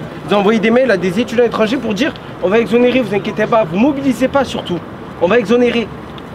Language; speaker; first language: French; native; French